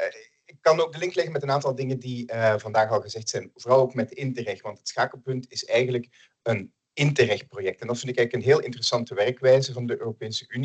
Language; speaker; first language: Dutch; native; Dutch